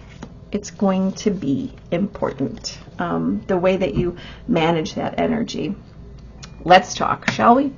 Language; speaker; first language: English; native; English